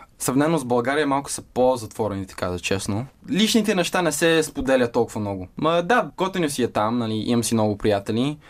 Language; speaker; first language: Bulgarian; early bilingual, heritage; Bulgarian